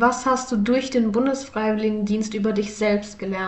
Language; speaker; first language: German; native; German